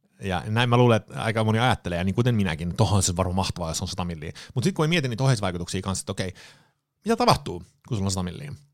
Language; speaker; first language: Finnish; early bilingual, heritage; Finnish